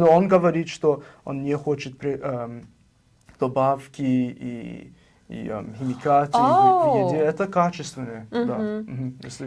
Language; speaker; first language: Russian; non-native, fluent; English